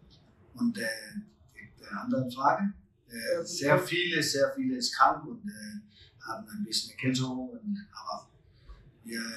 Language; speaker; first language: German; non-native, learner; Danish